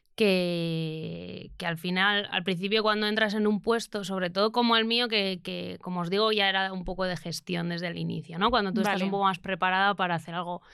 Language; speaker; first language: Spanish; native; Spanish